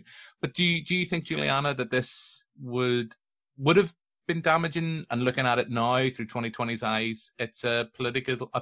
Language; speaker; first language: English; native; English